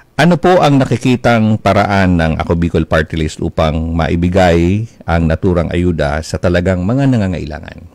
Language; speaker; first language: Filipino; non-native, local second language; Bikol